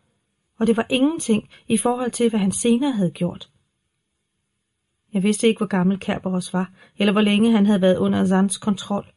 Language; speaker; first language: Danish; native; Danish